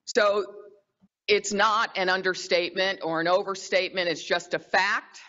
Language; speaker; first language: English; native; English